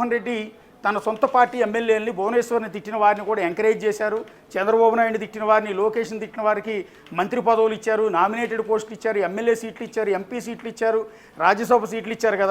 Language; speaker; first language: Telugu; native; Telugu